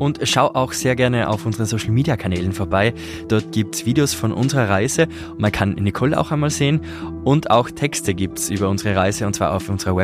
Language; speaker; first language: German; native; German